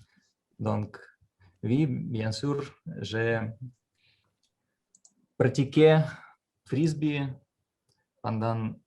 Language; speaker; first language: French; non-native, learner; Russian